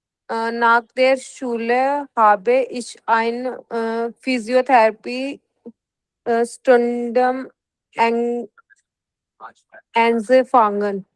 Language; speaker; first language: German; non-native, learner; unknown